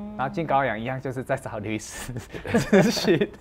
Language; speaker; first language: Chinese; native; Chinese